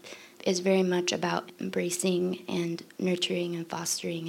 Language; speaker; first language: English; native; English